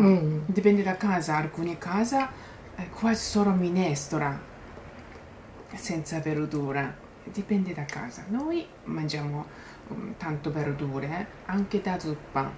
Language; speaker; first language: Italian; non-native, learner; Japanese